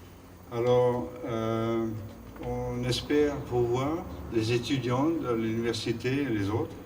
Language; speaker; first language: French; non-native, fluent; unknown